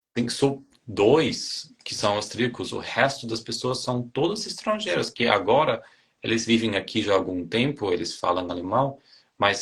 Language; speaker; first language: Portuguese; non-native, fluent; German